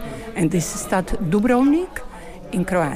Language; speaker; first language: Dutch; non-native, learner; Bosnian